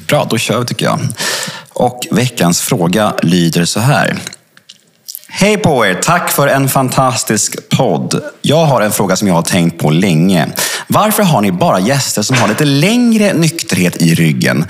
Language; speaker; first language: Swedish; native; Swedish